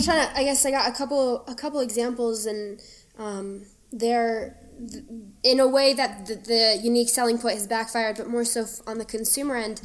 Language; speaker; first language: English; native; English